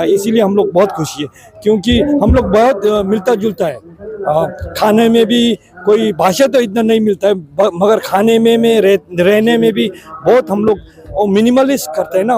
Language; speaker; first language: Hindi; non-native, fluent; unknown